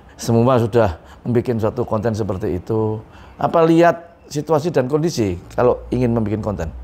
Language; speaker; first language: Indonesian; non-native, local second language; Javanese